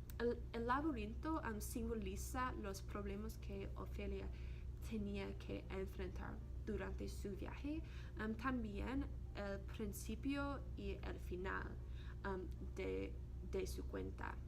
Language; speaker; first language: Spanish; non-native, learner; English